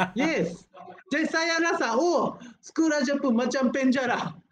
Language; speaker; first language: Malay; non-native, learner; Japanese